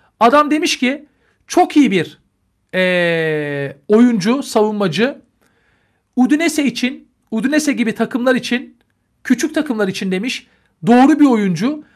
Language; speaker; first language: Turkish; native; Turkish